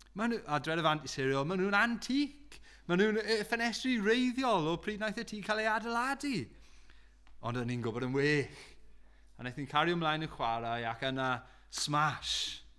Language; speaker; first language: Welsh; non-native, local second language; English